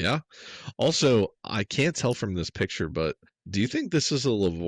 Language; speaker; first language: English; native; English